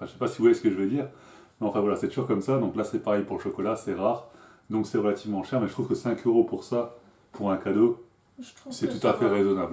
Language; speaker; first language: French; native; French